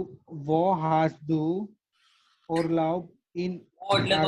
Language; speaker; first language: German; non-native, learner; Gujarati